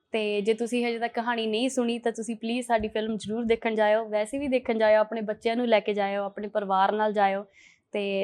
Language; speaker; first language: Punjabi; early bilingual, heritage; Punjabi